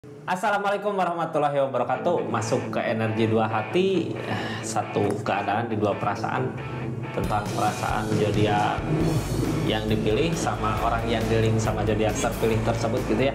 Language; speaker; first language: Indonesian; native; Indonesian